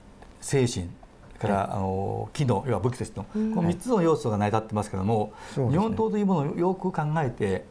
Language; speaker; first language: Japanese; native; Japanese